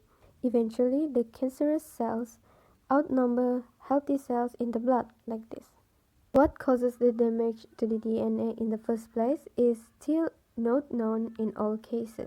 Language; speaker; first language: English; non-native, local second language; Malay